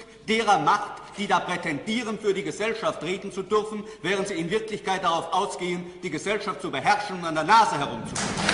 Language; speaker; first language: German; native; German